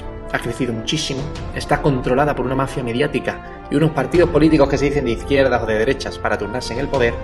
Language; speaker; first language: Spanish; native; Spanish